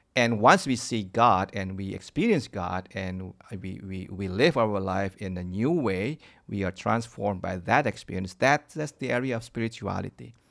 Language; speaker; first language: English; non-native, fluent; Indonesian